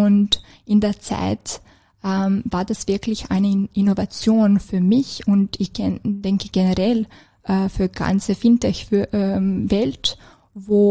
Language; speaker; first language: German; non-native, fluent; Serbian